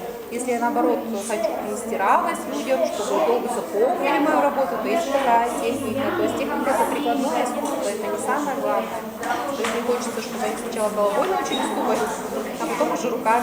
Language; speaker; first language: Russian; native; Russian